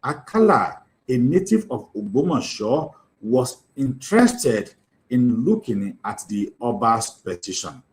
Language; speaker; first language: English; non-native, local second language; Yoruba